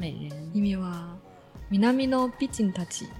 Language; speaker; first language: Japanese; non-native, learner; Chinese